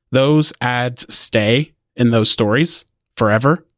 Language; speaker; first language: English; native; English